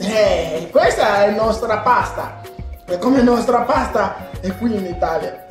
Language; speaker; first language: Italian; non-native, learner; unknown